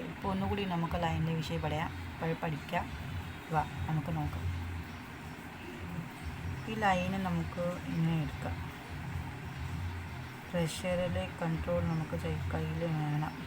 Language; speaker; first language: Malayalam; non-native, fluent; Hindi